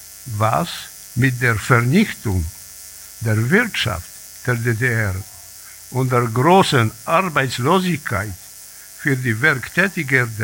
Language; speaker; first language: German; non-native, learner; Polish